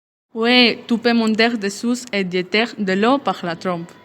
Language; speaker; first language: French; non-native, learner; Spanish